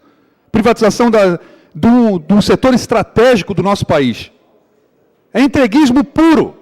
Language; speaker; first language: Portuguese; native; Portuguese